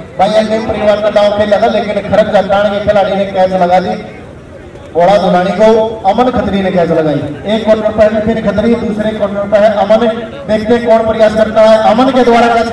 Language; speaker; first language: Hindi; native; Hindi